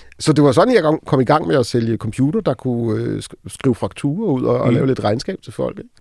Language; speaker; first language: Danish; early bilingual, other home language; Arabic